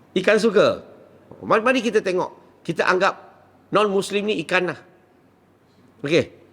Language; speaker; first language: Malay; non-native, local second language; Min Nan Chinese